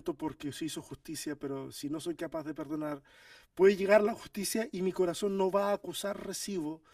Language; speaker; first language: Spanish; native; Spanish